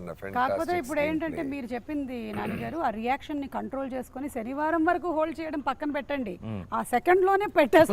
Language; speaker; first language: Telugu; native; Telugu